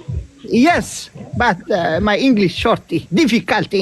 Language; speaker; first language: English; non-native, learner; Tigrinya